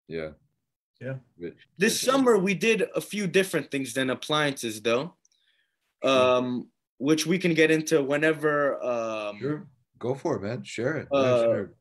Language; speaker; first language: English; native; English